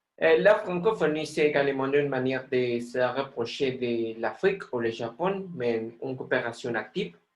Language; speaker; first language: French; non-native, learner; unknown